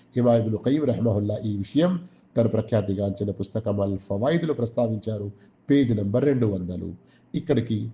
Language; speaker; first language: Telugu; non-native, local second language; Urdu